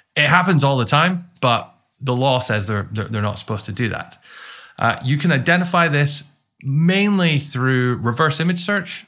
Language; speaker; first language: English; native; English